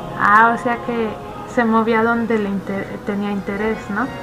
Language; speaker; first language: Spanish; native; Spanish